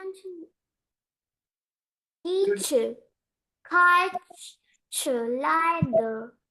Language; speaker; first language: Chinese; non-native, learner; Urdu